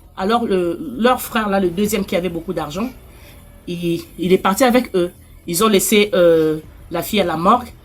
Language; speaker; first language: French; non-native, local second language; Lingala